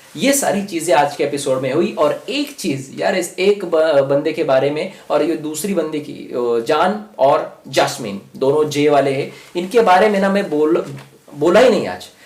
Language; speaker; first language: Hindi; non-native, local second language; Marathi